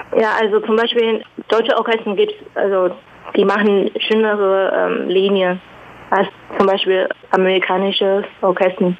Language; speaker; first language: German; non-native, fluent; Chinese